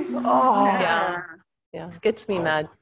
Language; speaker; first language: English; native; English